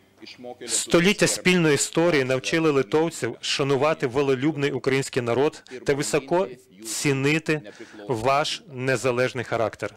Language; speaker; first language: Ukrainian; non-native, learner; Lithuanian